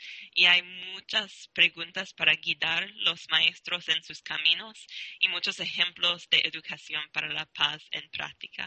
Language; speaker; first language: Spanish; non-native, learner; English